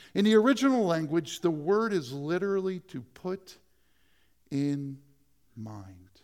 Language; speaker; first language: English; native; English